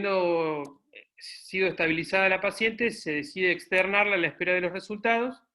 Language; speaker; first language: Spanish; native; Spanish